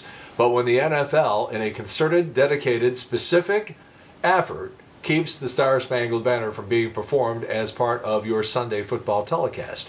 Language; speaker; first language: English; native; English